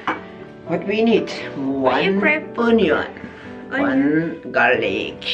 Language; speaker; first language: English; non-native, learner; Turkish